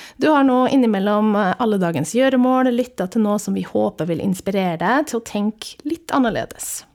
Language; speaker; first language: Norwegian; native; Norwegian